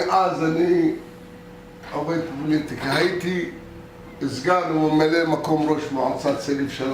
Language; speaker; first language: Hebrew; non-native, local second language; Arabic